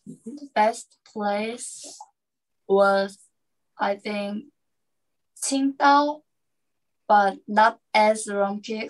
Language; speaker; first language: English; non-native, learner; Korean